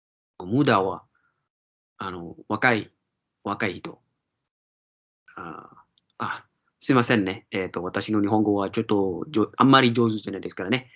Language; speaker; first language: Japanese; non-native, learner; Malay